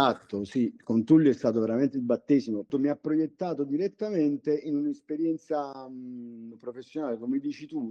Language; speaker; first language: Italian; native; Italian